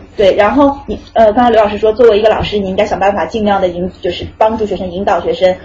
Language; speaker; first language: Chinese; native; Chinese